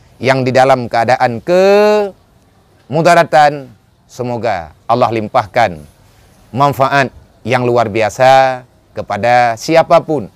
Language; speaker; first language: Indonesian; non-native, local second language; Achinese